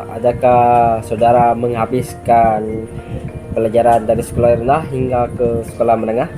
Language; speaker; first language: Malay; non-native, local second language; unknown